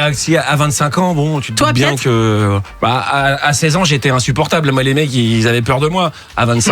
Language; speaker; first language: French; native; French